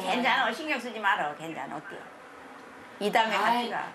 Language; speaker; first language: Korean; native; Korean